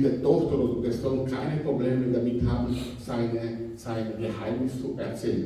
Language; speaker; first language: German; non-native, fluent; Portuguese